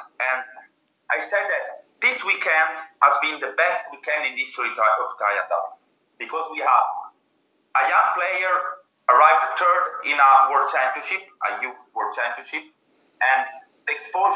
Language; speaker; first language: English; non-native, fluent; Italian